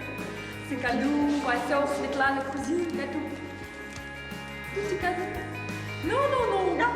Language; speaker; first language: French; non-native, learner; Russian